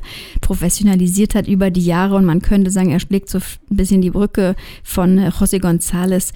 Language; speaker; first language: German; native; German